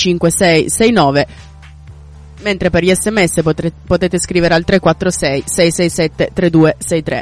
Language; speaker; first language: Italian; native; Italian